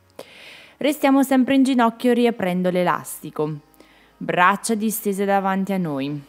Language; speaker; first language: Italian; native; Italian